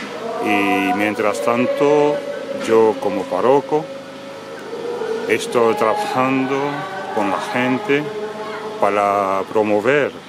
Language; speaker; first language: Spanish; non-native, fluent; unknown